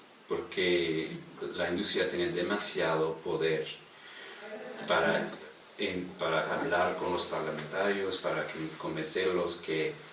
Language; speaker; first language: Spanish; non-native, fluent; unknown